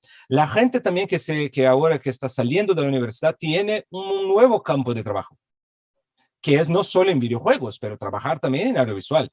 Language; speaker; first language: Spanish; non-native, fluent; Portuguese